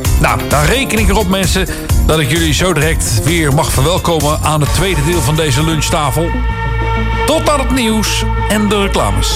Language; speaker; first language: Dutch; native; Dutch